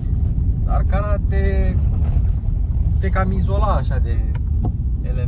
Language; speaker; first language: Romanian; native; Romanian